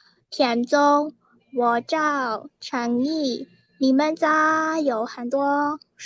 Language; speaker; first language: Chinese; non-native, learner; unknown